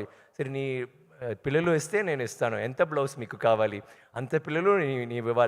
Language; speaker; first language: Telugu; non-native, local second language; Tamil